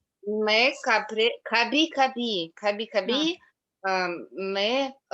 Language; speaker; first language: Hindi; non-native, learner; Russian